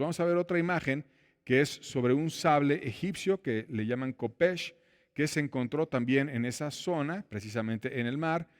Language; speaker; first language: Spanish; native; Spanish